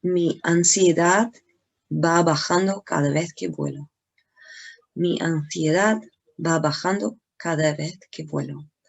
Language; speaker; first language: Spanish; non-native, learner; English